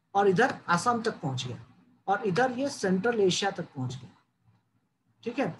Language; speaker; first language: Hindi; native; Hindi